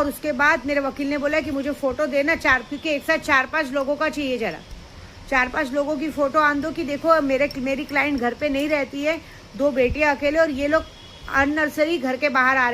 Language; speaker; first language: Hindi; native; Hindi